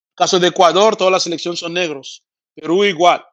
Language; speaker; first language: Spanish; early bilingual, other home language; Fang